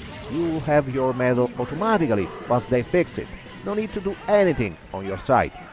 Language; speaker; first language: English; non-native, fluent; Italian